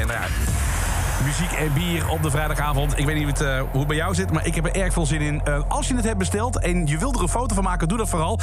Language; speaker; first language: Dutch; native; Dutch